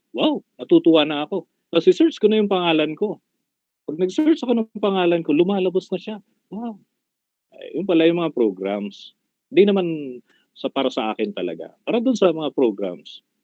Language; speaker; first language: Filipino; non-native, local second language; Bikol